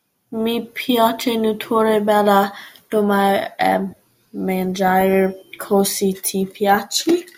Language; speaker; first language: Italian; non-native, learner; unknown